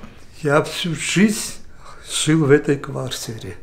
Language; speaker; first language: Russian; non-native, local second language; Armenian